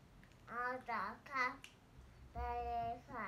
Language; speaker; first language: English; non-native, learner; Cantonese